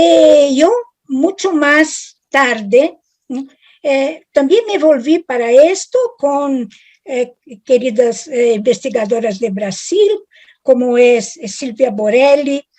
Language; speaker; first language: Spanish; non-native, fluent; Italian